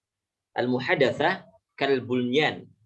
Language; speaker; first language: Arabic; non-native, fluent; Indonesian